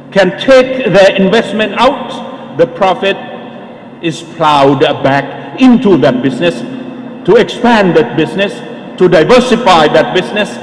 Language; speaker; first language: English; non-native, fluent; Thai